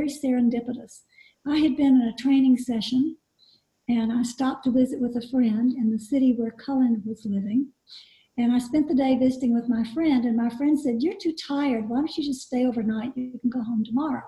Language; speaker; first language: English; native; English